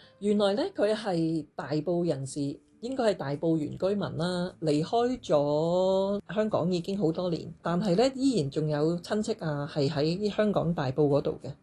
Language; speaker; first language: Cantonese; native; Cantonese